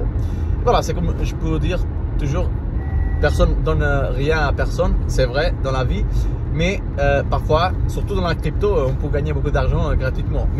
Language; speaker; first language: French; non-native, learner; Portuguese